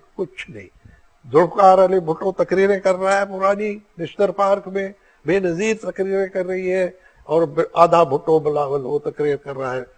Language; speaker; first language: Urdu; non-native, local second language; Sindhi